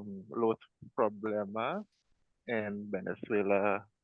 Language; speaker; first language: Spanish; non-native, learner; English